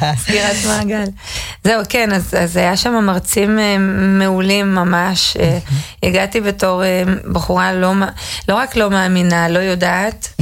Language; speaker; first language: Hebrew; early bilingual, other home language; Russian